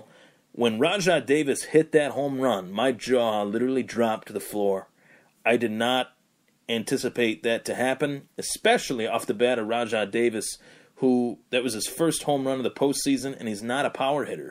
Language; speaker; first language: English; native; English